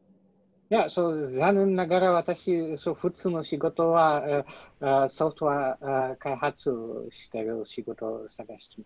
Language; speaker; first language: Japanese; non-native, learner; Polish